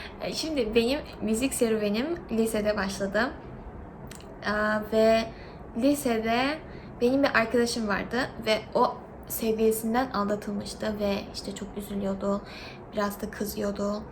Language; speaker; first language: Turkish; non-native, fluent; Korean